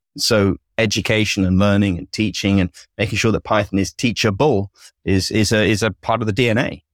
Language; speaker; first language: English; native; English